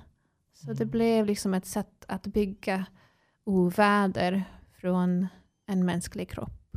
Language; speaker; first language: Swedish; non-native, fluent; English